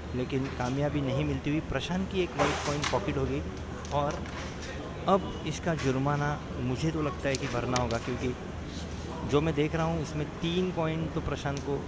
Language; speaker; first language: Hindi; non-native, local second language; Marathi